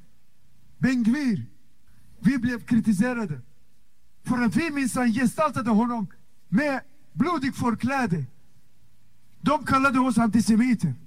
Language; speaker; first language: Swedish; non-native, fluent; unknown